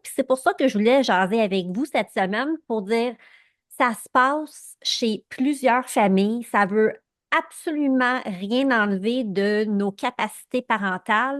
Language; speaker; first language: French; native; French